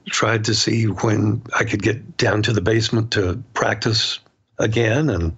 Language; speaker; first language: English; native; English